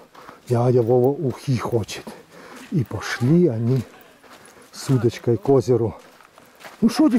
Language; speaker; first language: Russian; native; Russian